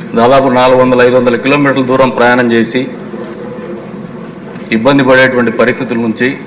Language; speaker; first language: Telugu; native; Telugu